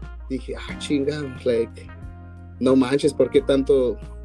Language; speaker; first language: Spanish; native; Spanish